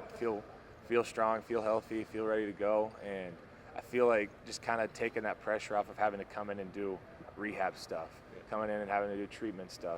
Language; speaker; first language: English; native; English